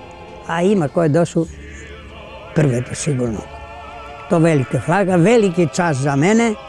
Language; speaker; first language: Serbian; non-native, local second language; Greek